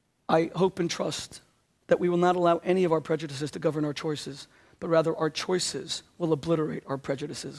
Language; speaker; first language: English; native; English